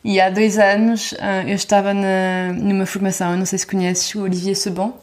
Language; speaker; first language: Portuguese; early bilingual, other home language; French